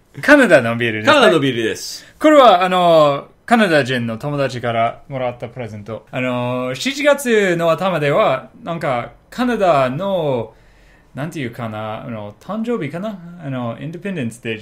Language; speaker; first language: Japanese; non-native, learner; English